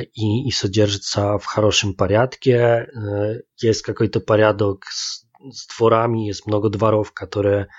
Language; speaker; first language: Russian; non-native, fluent; Polish